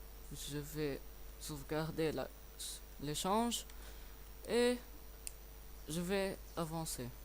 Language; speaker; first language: French; non-native, learner; English